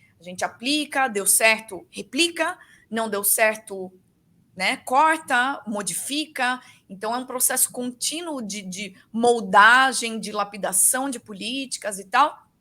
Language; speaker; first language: Portuguese; native; Portuguese